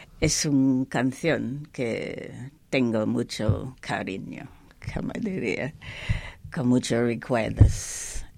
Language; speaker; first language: Spanish; non-native, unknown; English